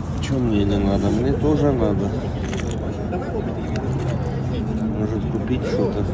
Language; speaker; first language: Russian; native; Russian